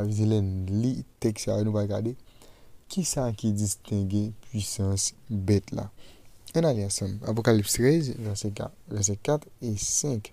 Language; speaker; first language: French; non-native, local second language; Haitian Creole